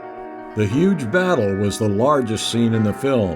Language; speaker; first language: English; native; English